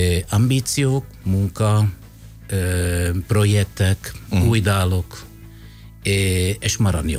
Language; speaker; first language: Hungarian; non-native, fluent; Italian